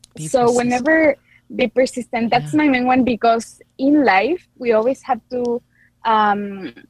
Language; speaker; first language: English; non-native, fluent; Spanish